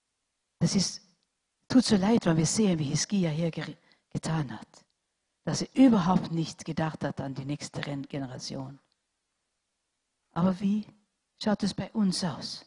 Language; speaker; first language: German; non-native, fluent; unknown